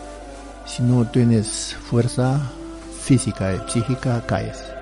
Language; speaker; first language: Spanish; non-native, learner; Romanian